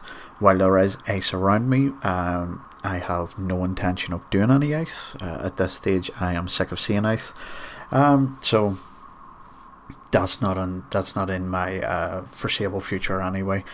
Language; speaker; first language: English; native; English